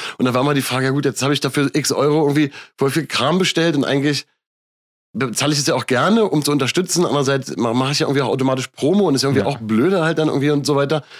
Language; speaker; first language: German; native; German